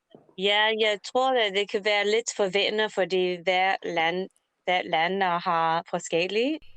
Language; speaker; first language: Danish; non-native, learner; English